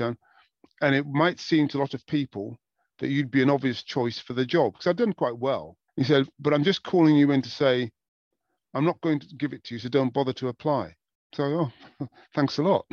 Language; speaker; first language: English; native; English